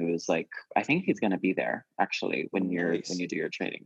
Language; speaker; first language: English; native; English